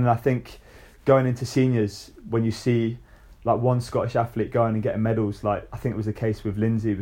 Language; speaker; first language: English; native; English